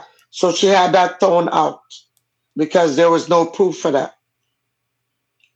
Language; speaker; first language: English; non-native, local second language; Jamaican Creole English